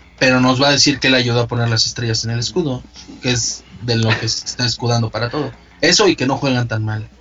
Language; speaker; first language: Spanish; native; Spanish